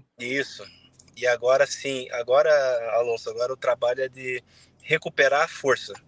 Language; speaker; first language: Portuguese; native; Portuguese